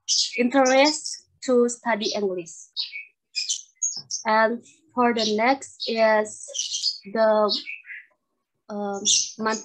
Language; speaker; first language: English; non-native, learner; Indonesian